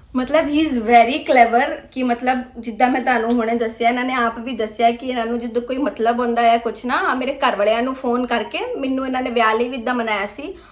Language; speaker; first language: Punjabi; early bilingual, heritage; Punjabi